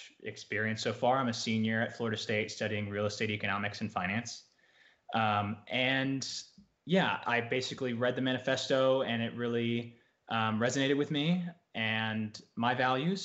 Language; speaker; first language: English; native; English